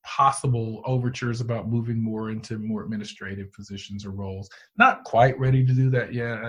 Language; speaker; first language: English; native; English